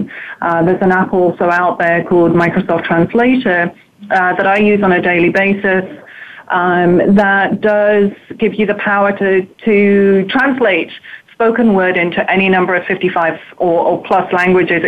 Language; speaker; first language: English; native; English